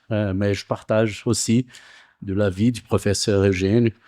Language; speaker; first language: French; non-native, fluent; Portuguese